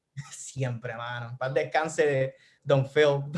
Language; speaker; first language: Spanish; native; Spanish